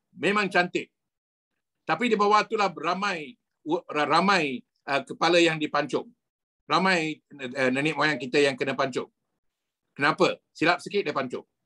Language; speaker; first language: Malay; non-native, local second language; Tamil